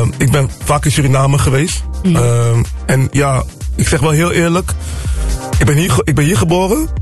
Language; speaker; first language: Dutch; native; Dutch